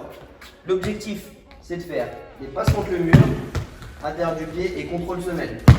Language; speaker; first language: French; native; French